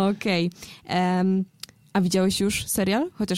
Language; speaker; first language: Polish; native; Polish